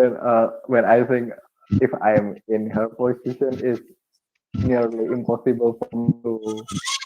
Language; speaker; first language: English; non-native, learner; Indonesian